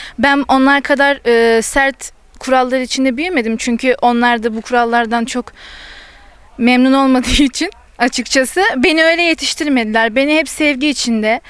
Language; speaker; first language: Turkish; native; Turkish